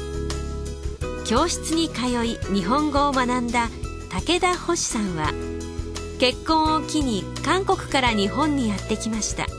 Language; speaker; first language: Japanese; native; Japanese